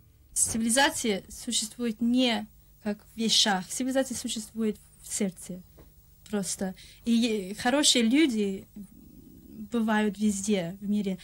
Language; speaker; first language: Russian; non-native, fluent; English